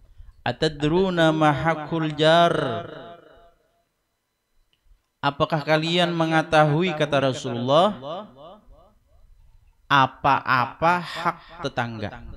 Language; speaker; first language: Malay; non-native, local second language; Banjar